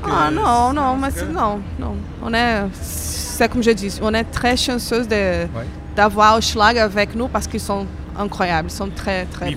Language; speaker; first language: French; non-native, fluent; Portuguese